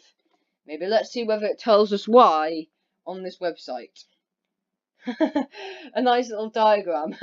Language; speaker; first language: English; native; English